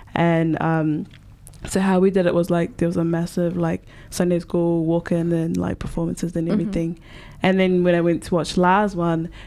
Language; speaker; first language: English; native; English